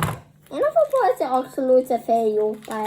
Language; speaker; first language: Portuguese; early bilingual, heritage; Portuguese